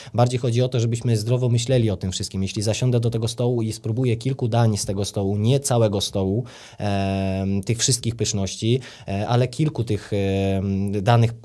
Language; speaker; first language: Polish; native; Polish